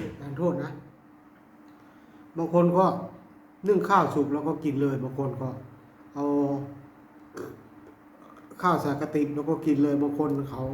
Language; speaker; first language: Thai; non-native, local second language; Lao